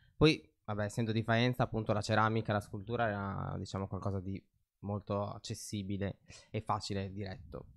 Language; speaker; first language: Italian; native; Italian